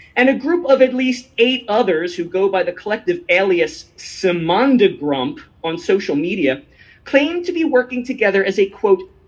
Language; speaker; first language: English; native; English